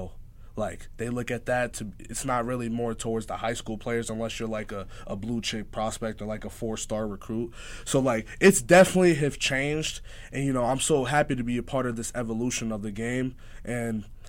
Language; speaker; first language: English; native; English